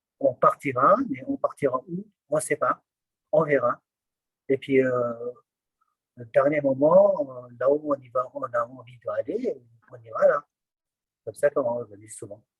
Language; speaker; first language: French; non-native, fluent; Nepali